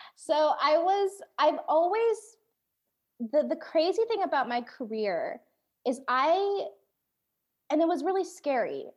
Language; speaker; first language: English; native; English